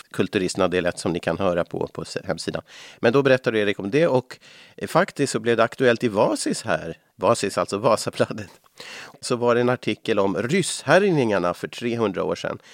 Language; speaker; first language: Swedish; native; Swedish